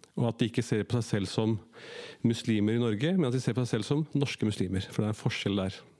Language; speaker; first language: Norwegian; early bilingual, other home language; Urdu